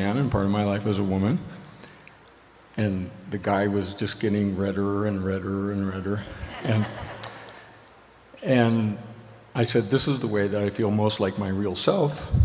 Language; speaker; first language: English; native; English